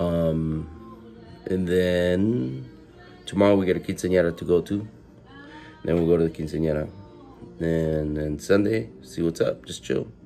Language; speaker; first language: English; early bilingual, other home language; Spanish